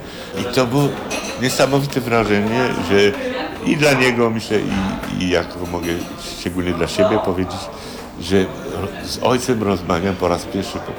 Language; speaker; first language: Polish; early bilingual, heritage; French